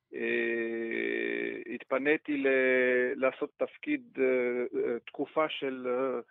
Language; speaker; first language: Hebrew; non-native, fluent; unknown